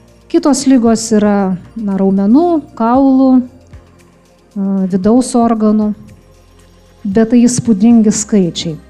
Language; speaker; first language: Lithuanian; native; Lithuanian